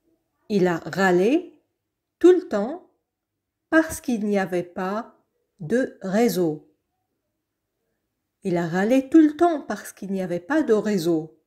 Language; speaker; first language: French; non-native, fluent; Arabic